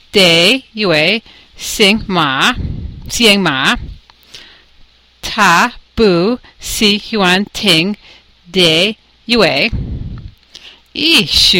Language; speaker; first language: Chinese; non-native, learner; English